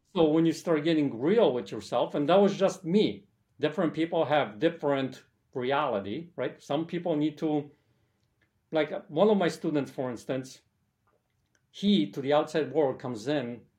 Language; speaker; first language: English; early bilingual, other home language; Polish